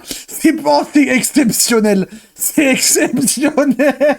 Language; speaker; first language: French; native; French